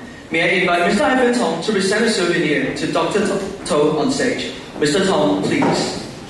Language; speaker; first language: English; non-native, local second language; Cantonese